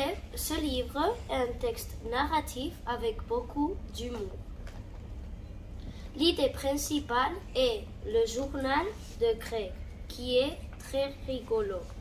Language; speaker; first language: French; non-native, learner; Catalan